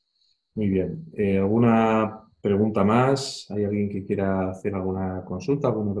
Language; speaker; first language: Spanish; native; Spanish